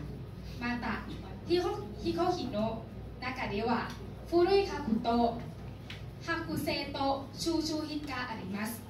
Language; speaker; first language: Japanese; non-native, learner; Thai